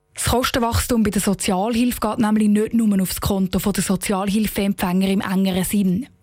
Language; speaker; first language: German; native; German